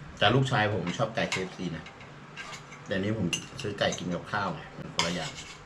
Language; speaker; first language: Thai; native; Thai